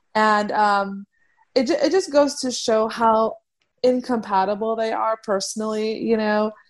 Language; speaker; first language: English; early bilingual, heritage; Persian